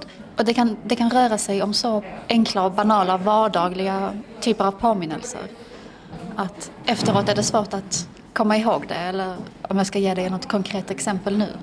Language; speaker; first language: Swedish; early bilingual, other home language; Persian